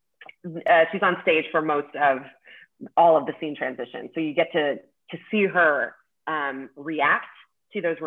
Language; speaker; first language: English; native; English